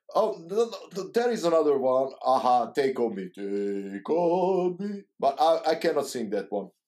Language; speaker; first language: English; non-native, learner; Hungarian